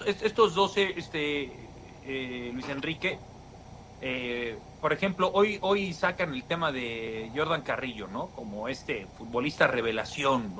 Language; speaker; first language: Spanish; native; Spanish